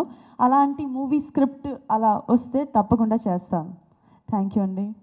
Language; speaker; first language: Telugu; non-native, fluent; Gujarati